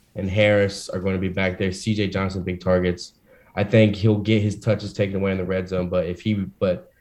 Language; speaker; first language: English; native; English